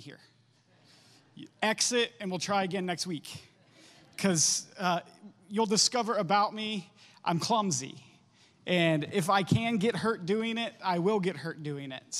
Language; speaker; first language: English; native; English